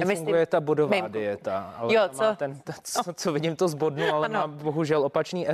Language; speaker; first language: Czech; native; Czech